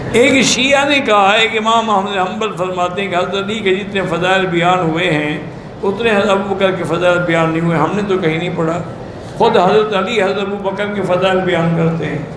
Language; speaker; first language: Urdu; early bilingual, heritage; Urdu